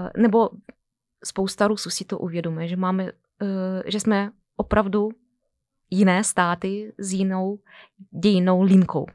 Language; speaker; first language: Czech; non-native, fluent; Russian